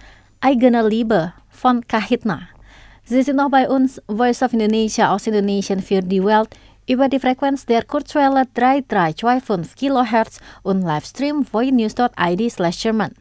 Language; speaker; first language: German; non-native, fluent; Indonesian